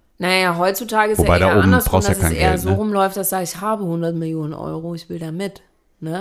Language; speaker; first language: German; native; German